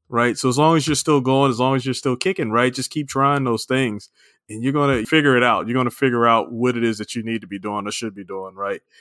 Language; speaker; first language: English; native; English